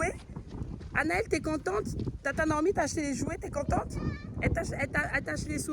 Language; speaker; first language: French; native; French